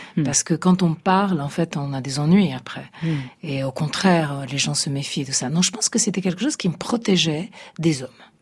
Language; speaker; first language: French; early bilingual, other home language; Italian